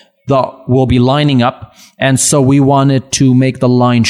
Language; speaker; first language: English; non-native, fluent; French